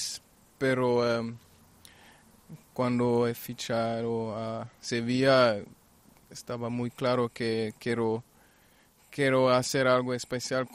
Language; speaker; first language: Spanish; non-native, fluent; German